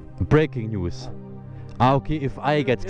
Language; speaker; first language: English; non-native, learner; German